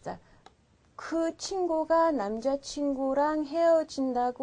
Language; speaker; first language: Korean; non-native, fluent; Mongolian